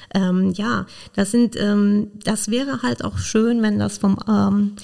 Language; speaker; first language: German; non-native, fluent; Persian